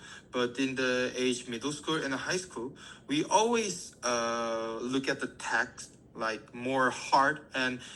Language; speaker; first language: English; non-native, learner; Korean